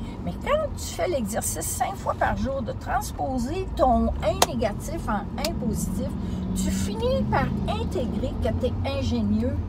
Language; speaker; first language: French; native; French